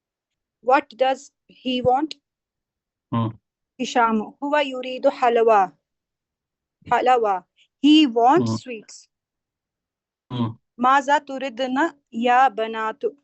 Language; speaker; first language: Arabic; non-native, learner; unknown